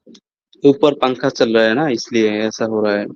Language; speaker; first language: Hindi; non-native, fluent; Bangla